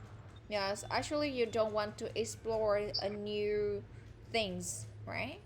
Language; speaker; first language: English; non-native, fluent; Vietnamese